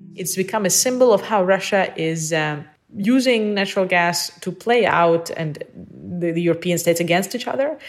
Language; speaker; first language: English; early bilingual, other home language; Ukrainian